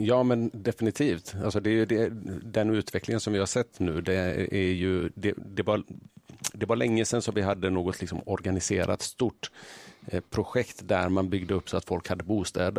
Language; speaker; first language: Swedish; native; Swedish